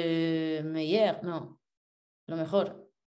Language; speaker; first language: French; non-native, learner; Spanish